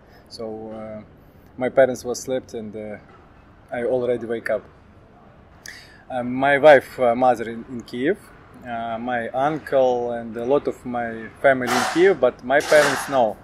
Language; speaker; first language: English; non-native, learner; Ukrainian